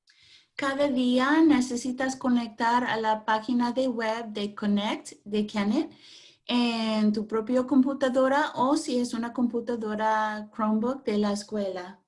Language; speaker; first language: Spanish; non-native, fluent; English